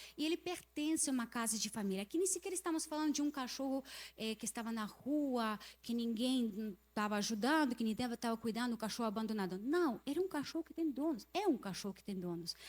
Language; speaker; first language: Portuguese; non-native, fluent; Russian